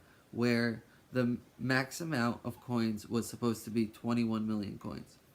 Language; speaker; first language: English; native; English